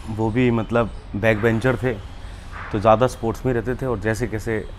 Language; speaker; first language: Hindi; native; Hindi